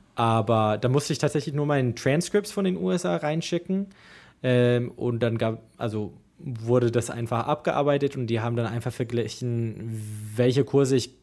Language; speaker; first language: German; non-native, fluent; English